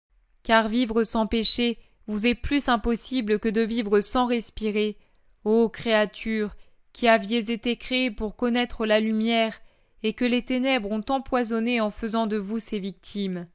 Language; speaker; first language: French; native; French